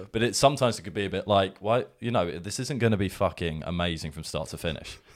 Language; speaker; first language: English; native; English